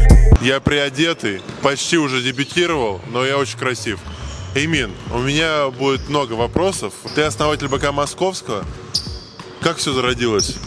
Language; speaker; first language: Russian; native; Russian